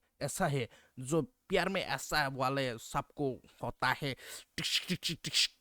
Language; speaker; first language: Hindi; non-native, local second language; Kok Borok